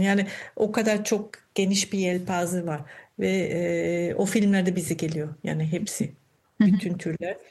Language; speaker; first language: Turkish; non-native, fluent; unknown